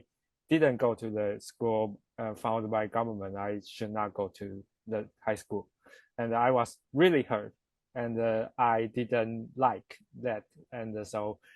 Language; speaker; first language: English; non-native, learner; Chinese